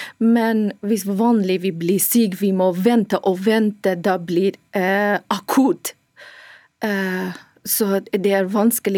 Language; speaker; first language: Norwegian; non-native, learner; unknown